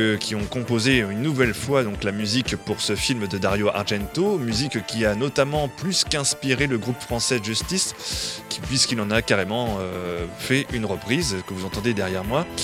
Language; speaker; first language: French; native; French